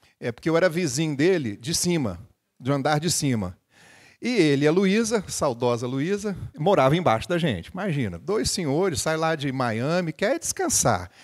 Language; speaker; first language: Portuguese; native; Portuguese